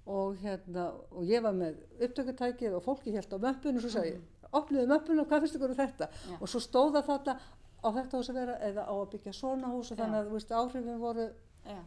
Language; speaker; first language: Icelandic; native; Icelandic